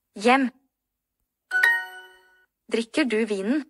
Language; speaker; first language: Norwegian; non-native, learner; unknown